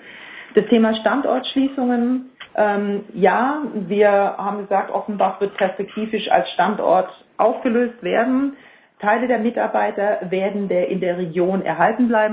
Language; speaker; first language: German; native; German